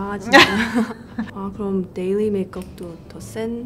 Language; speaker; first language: Korean; early bilingual, heritage; Korean